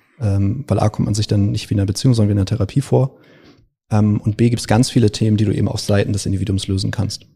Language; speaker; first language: German; native; German